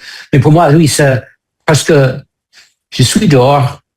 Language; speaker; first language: French; non-native, fluent; English